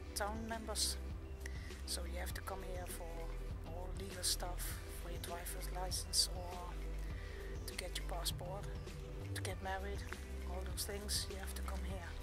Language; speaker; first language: English; non-native, fluent; Dutch